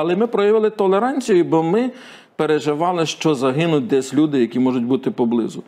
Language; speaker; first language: Ukrainian; native; Ukrainian